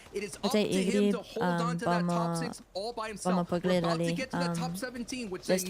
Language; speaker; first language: Slovenian; early bilingual, heritage; Slovenian